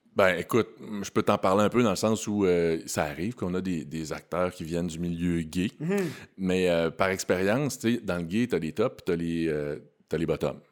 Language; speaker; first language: French; native; French